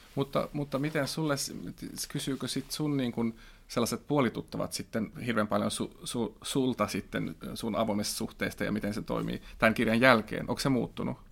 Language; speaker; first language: Finnish; non-native, local second language; Swedish